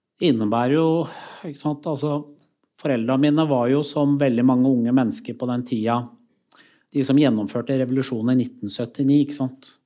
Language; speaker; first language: Norwegian; early bilingual, other home language; Persian